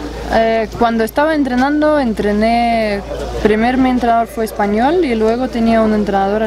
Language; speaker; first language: Spanish; non-native, fluent; Russian